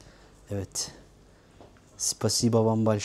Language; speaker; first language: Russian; non-native, learner; Turkish